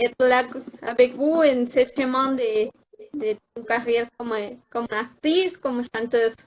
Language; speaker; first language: French; non-native, learner; Spanish